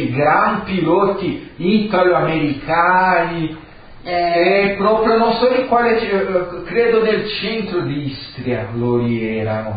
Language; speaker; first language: Italian; early bilingual, heritage; Italian